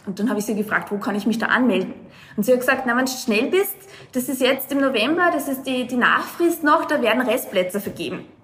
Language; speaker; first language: German; native; German